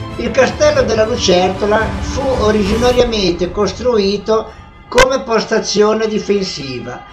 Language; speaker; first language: Italian; native; Italian